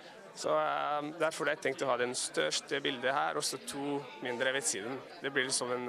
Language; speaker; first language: Norwegian; non-native, fluent; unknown